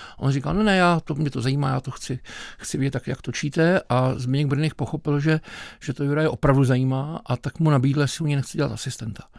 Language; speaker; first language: Czech; native; Czech